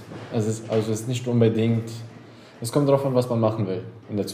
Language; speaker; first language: German; non-native, local second language; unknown